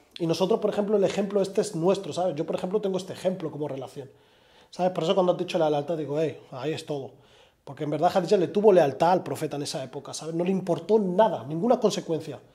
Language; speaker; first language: Spanish; early bilingual, other home language; Arabic